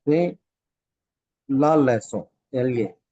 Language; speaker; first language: French; non-native, learner; Telugu